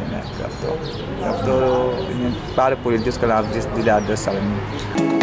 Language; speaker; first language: Greek; non-native, learner; Wolof